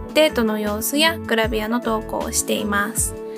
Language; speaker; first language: Japanese; early bilingual, heritage; Japanese